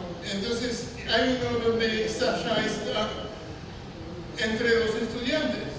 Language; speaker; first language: Spanish; non-native, fluent; French